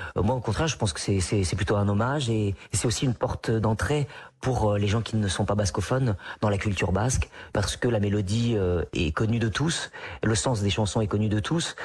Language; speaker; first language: French; non-native, local second language; Basque